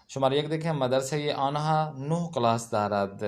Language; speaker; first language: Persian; non-native, learner; Urdu